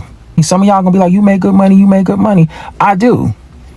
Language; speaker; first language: English; native; English